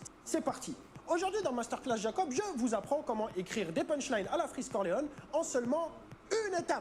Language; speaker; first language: French; native; French